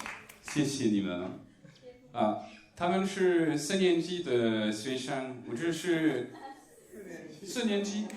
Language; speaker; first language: Chinese; non-native, learner; French